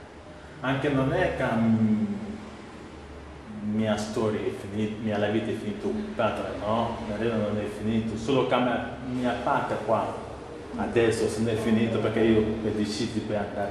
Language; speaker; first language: Italian; non-native, learner; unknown